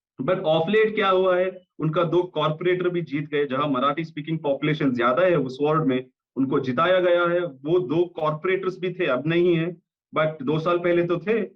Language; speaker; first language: Hindi; non-native, local second language; Kannada